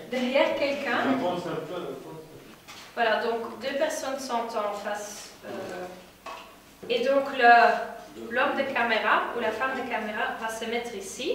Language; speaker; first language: French; non-native, fluent; Dutch